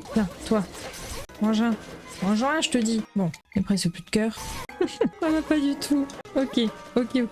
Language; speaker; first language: French; native; French